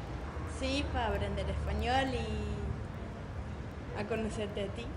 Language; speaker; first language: Spanish; non-native, learner; German